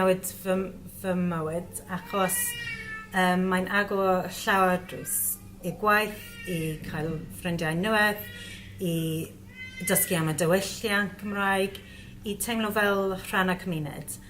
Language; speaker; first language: Welsh; non-native, learner; English